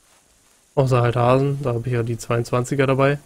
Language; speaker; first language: German; native; German